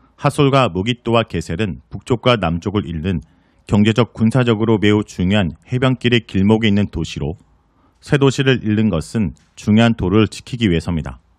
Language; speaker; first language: Korean; native; Korean